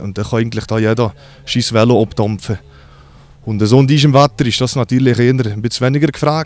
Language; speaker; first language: German; native; German